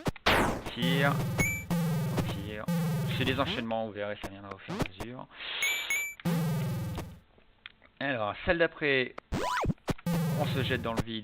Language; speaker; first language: French; native; French